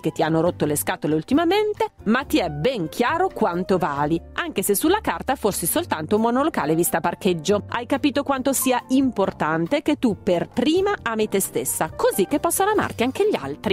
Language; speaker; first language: Italian; native; Italian